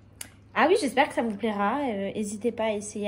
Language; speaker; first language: French; early bilingual, other home language; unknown